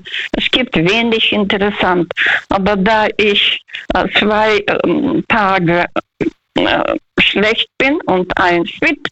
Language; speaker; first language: German; non-native, fluent; Russian